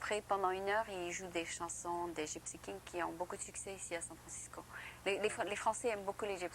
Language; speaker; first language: French; native; French